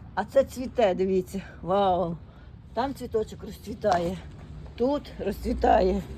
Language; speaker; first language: Ukrainian; native; Ukrainian